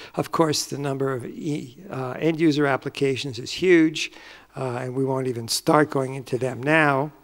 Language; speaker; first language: English; native; English